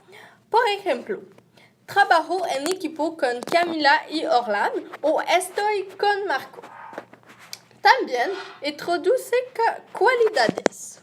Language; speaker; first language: Spanish; non-native, learner; French